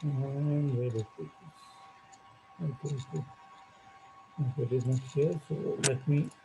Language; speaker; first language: English; non-native, local second language; Marathi